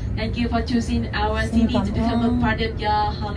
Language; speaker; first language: English; non-native, learner; Vietnamese